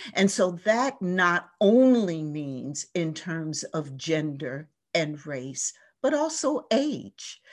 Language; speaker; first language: English; native; English